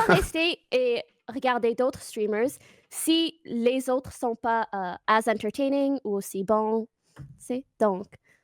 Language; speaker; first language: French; non-native, fluent; English